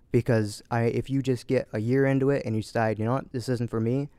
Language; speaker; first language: English; native; English